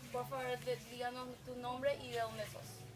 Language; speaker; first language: Spanish; non-native, learner; English